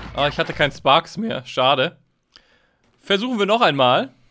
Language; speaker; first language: German; native; German